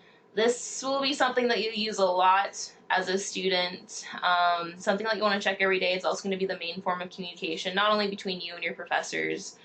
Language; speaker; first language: English; native; English